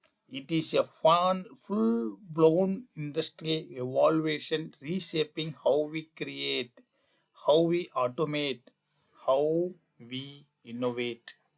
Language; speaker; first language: English; non-native, local second language; Tamil